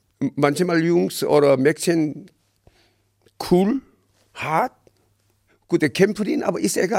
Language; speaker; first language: German; non-native, learner; Korean